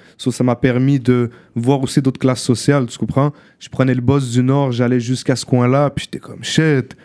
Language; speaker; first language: French; early bilingual, other home language; Arabic